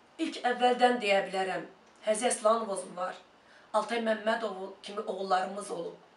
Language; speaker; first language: Azerbaijani; non-native, local second language; Talysh